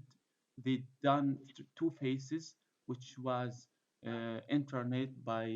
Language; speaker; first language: English; non-native, fluent; Arabic